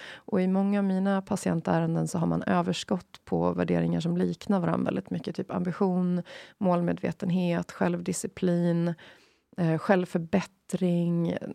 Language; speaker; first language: Swedish; non-native, fluent; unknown